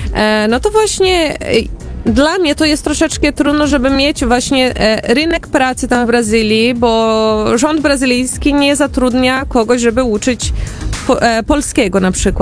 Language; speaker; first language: Polish; non-native, fluent; Portuguese